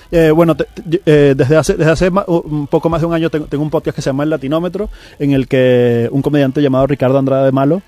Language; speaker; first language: Spanish; native; Spanish